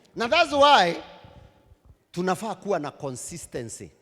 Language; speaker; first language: English; non-native, local second language; Swahili